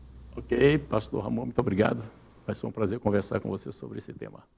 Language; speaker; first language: Portuguese; native; Portuguese